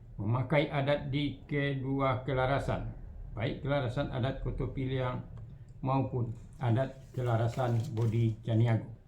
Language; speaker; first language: Malay; non-native, local second language; Minangkabau